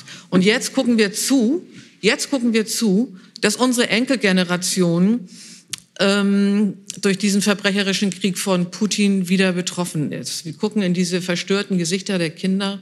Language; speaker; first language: German; native; German